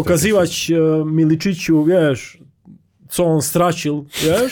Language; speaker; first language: Polish; non-native, learner; Croatian